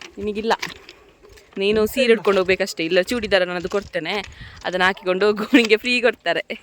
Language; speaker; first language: Kannada; non-native, local second language; Tulu